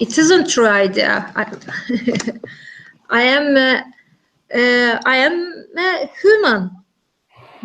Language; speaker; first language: English; non-native, learner; Turkish